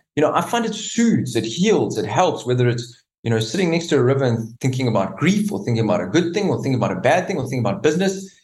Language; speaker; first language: English; native; English